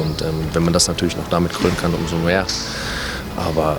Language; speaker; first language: German; native; German